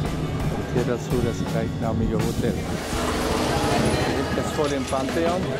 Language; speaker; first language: German; native; German